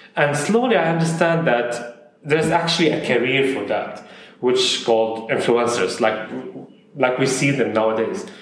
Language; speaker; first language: English; non-native, fluent; Arabic